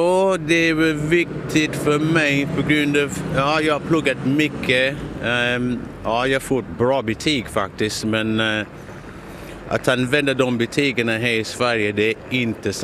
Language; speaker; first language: Swedish; non-native, fluent; English